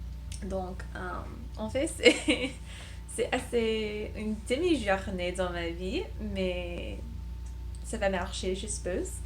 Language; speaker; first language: French; non-native, learner; English